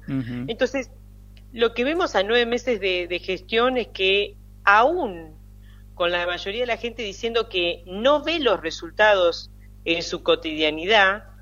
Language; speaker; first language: Spanish; native; Spanish